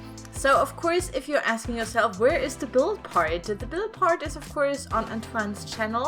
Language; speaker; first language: English; non-native, fluent; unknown